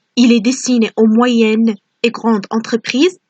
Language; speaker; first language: French; non-native, local second language; Arabic